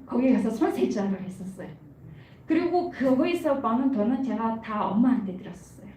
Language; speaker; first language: Korean; non-native, fluent; Mongolian